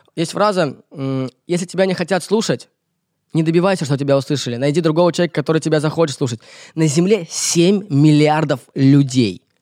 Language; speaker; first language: Russian; native; Russian